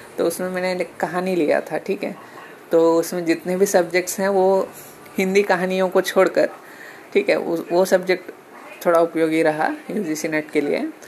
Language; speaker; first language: Hindi; non-native, local second language; Telugu